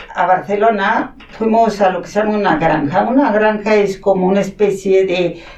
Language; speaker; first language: Spanish; non-native, local second language; Catalan